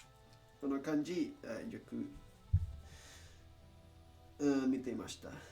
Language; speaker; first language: Japanese; non-native, learner; Spanish